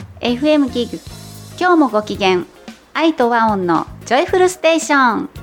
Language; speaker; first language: Japanese; native; Japanese